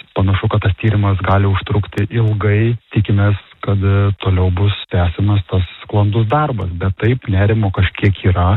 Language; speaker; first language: Lithuanian; native; Lithuanian